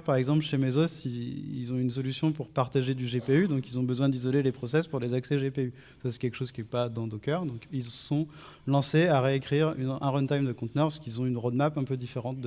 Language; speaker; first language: French; native; French